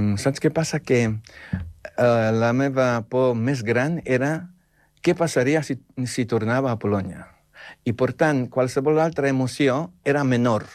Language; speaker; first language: Catalan; non-native, fluent; Polish